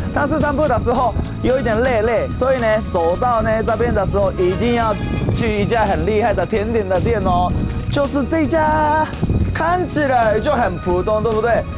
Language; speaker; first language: Chinese; non-native, fluent; Japanese